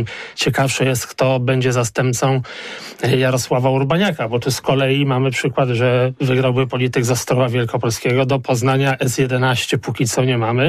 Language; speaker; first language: Polish; native; Polish